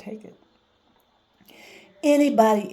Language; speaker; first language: English; native; English